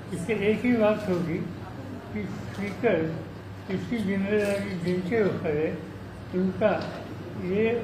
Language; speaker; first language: Hindi; non-native, local second language; Marathi